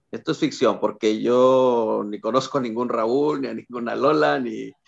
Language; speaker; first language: Spanish; native; Spanish